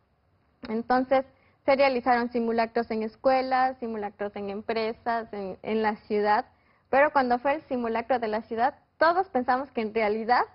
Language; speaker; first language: Spanish; native; Spanish